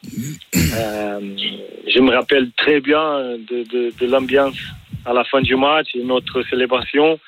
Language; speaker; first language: French; non-native, learner; Portuguese